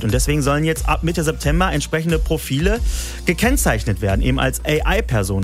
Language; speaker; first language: German; native; German